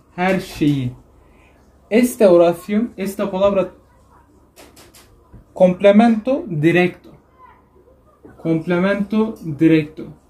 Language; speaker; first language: Spanish; non-native, learner; Turkish